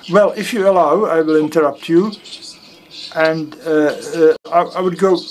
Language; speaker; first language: English; non-native, fluent; Czech